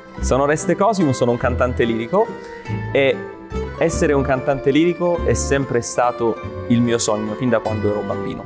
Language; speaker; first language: Italian; native; Italian